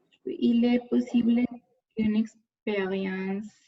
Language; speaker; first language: French; non-native, learner; Spanish